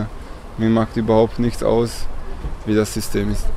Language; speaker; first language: German; non-native, learner; Hungarian